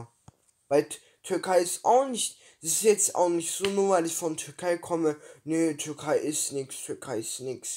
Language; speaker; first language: German; early bilingual, other home language; Turkish